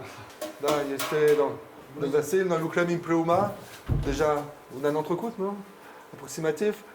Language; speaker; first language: Romanian; non-native, learner; French